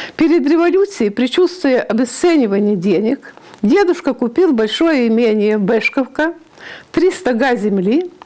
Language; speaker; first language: Russian; non-native, local second language; Ukrainian